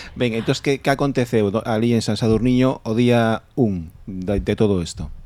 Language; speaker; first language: Galician; non-native, local second language; Spanish